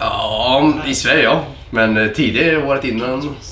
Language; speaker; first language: Swedish; native; Swedish